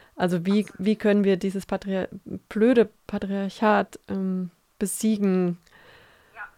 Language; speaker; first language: German; native; German